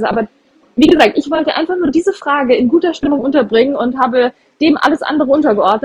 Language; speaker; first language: German; native; German